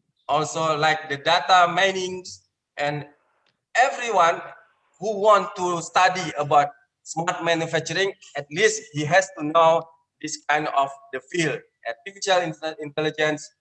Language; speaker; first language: English; non-native, learner; Indonesian